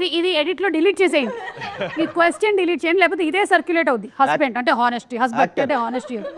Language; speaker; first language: Telugu; non-native, local second language; Malayalam